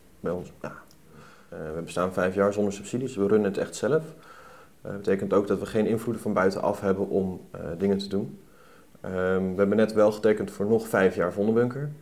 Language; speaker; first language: Dutch; native; Dutch